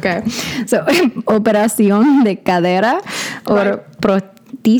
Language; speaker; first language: Spanish; non-native, learner; English